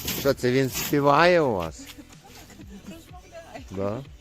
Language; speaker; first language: Ukrainian; native; Ukrainian